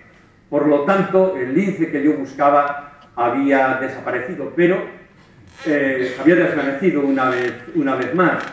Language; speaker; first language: Spanish; native; Spanish